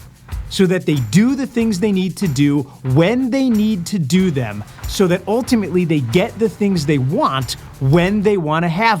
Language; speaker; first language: English; native; English